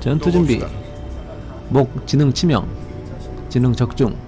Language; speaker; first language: Korean; native; Korean